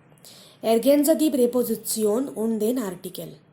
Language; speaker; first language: German; non-native, fluent; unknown